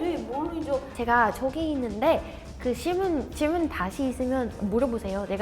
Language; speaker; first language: Korean; non-native, learner; Portuguese